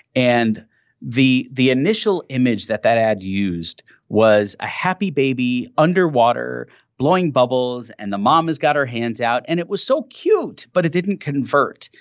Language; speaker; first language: English; native; English